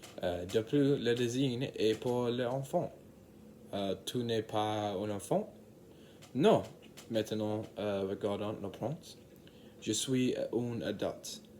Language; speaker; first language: French; non-native, learner; English